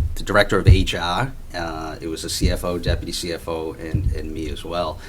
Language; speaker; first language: English; native; English